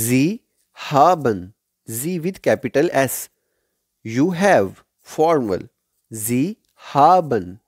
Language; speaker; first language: German; non-native, learner; Hindi